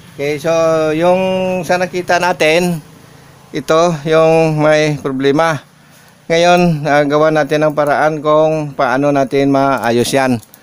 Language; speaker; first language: Filipino; non-native, local second language; Hiligaynon